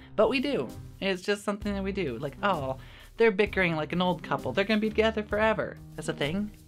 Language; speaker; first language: English; native; English